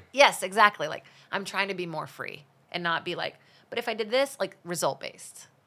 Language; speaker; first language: English; non-native, fluent; Portuguese